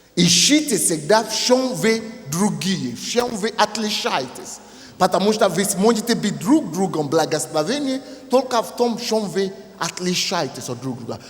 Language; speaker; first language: Russian; non-native, fluent; Yoruba